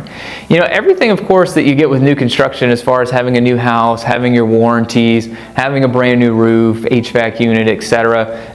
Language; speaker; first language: English; native; English